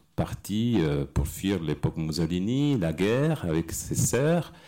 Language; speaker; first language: French; non-native, fluent; Spanish